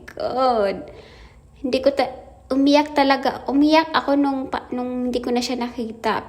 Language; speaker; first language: Filipino; non-native, local second language; Hiligaynon